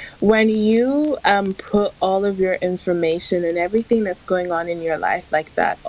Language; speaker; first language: English; native; English